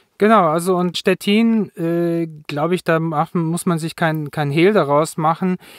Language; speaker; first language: German; native; German